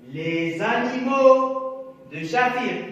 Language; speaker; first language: French; non-native, local second language; Arabic